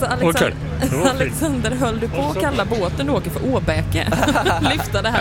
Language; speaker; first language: Swedish; native; Swedish